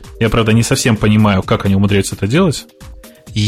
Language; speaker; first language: Russian; native; Russian